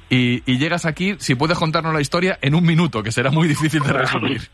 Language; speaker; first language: Spanish; native; Spanish